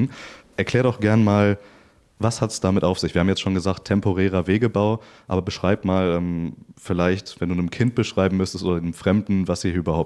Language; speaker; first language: German; native; German